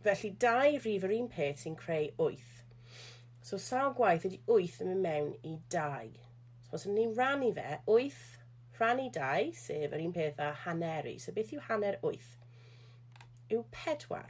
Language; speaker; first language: Welsh; non-native, local second language; English